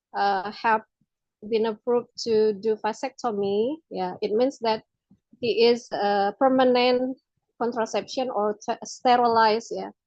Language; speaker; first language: English; non-native, local second language; Indonesian